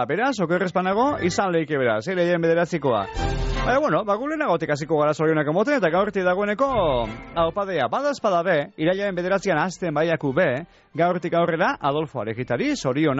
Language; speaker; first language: Basque; native; Basque